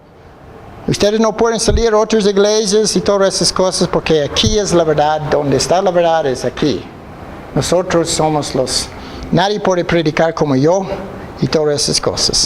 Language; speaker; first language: Spanish; non-native, fluent; English